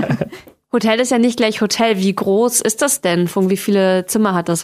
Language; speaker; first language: German; native; German